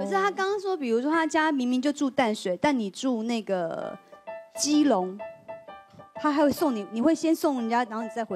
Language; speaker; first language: Chinese; native; Chinese